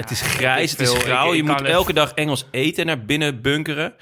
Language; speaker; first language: Dutch; native; Dutch